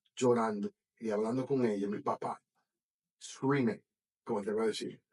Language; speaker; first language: Spanish; early bilingual, other home language; English